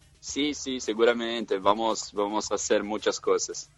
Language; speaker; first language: Spanish; non-native, fluent; Portuguese